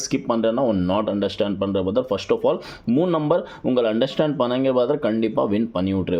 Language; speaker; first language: Tamil; non-native, learner; Kannada